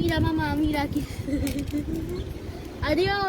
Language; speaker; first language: Spanish; early bilingual, other home language; Filipino